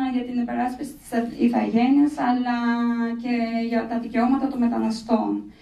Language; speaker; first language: Greek; early bilingual, other home language; Albanian